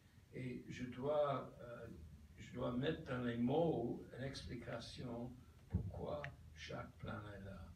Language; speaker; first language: French; non-native, fluent; English